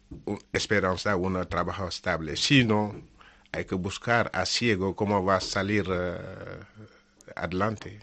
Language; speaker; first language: Spanish; non-native, learner; Wolof